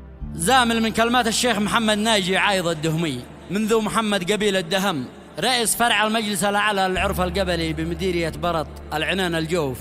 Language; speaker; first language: Arabic; native; Arabic